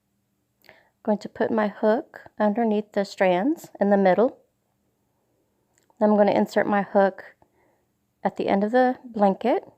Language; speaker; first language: English; native; English